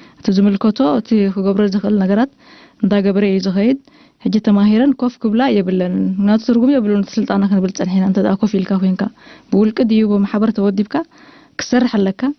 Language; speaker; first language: Tigrinya; non-native, local second language; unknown